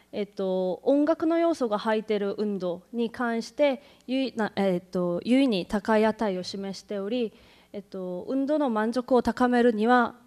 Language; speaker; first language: Japanese; non-native, fluent; Korean